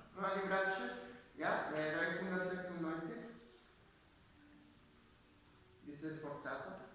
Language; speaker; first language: German; non-native, learner; Spanish